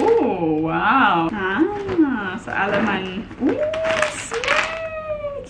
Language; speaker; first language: German; non-native, fluent; Cantonese